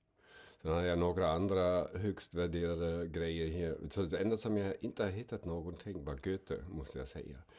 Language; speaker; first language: Swedish; non-native, fluent; German